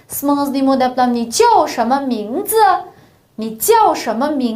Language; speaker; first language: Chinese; non-native, local second language; Uyghur